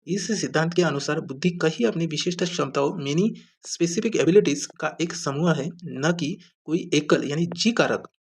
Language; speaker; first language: Hindi; non-native, local second language; Marathi